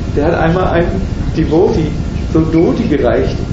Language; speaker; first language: German; native; German